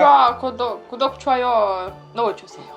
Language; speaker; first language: Korean; non-native, learner; Ukrainian